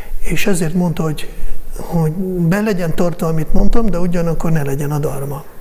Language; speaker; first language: Hungarian; non-native, fluent; Russian